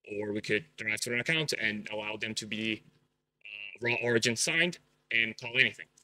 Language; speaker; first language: English; non-native, fluent; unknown